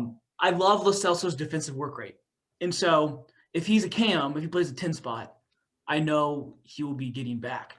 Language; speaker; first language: English; native; English